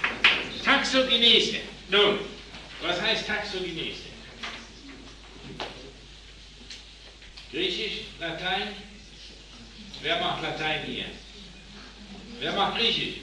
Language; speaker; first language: German; non-native, fluent; English